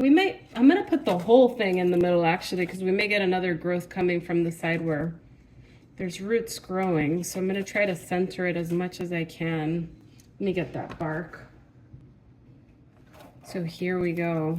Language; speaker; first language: English; native; English